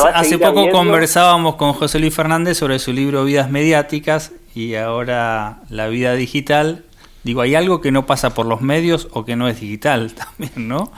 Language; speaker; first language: Spanish; native; Spanish